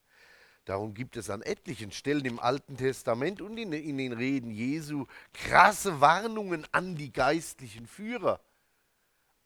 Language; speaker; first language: German; native; German